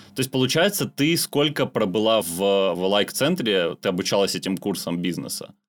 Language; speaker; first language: Russian; non-native, local second language; Armenian